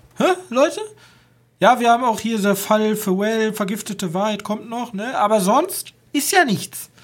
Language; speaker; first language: German; native; German